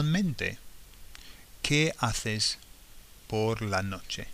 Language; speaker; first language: Spanish; non-native, fluent; English